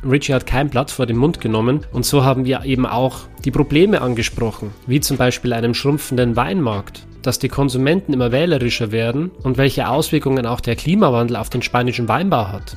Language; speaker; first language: German; native; German